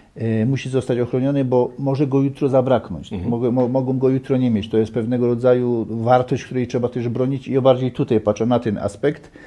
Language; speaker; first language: Polish; native; Polish